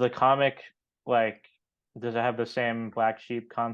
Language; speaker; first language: English; native; English